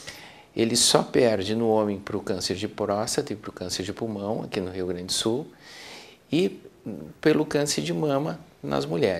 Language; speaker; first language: Portuguese; native; Portuguese